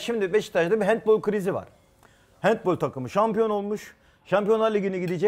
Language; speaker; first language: Turkish; native; Turkish